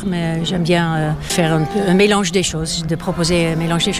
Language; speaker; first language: French; non-native, fluent; Dutch